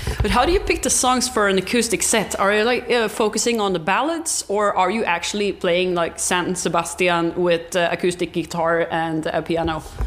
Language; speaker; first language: English; non-native, fluent; Norwegian